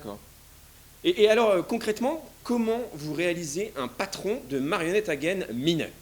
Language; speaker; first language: French; native; French